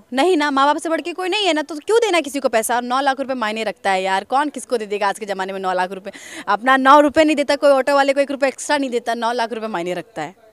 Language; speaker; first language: Hindi; native; Hindi